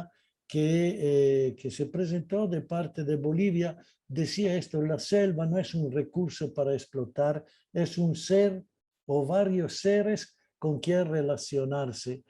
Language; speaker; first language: Spanish; non-native, fluent; Italian